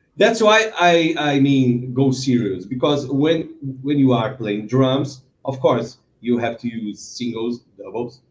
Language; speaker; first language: English; non-native, learner; Portuguese